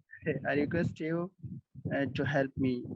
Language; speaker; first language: English; non-native, learner; Bangla